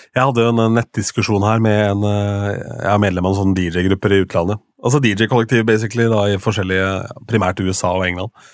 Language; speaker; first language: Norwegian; native; Norwegian